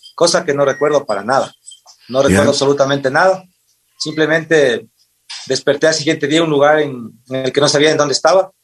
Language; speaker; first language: Spanish; native; Spanish